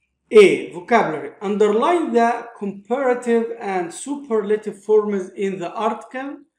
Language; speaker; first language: English; non-native, fluent; Arabic